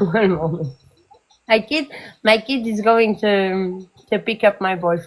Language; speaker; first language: English; non-native, learner; Portuguese